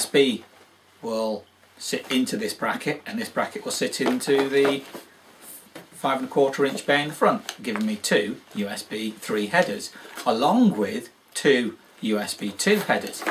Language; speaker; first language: English; native; English